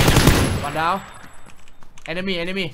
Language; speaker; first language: English; non-native, learner; Thai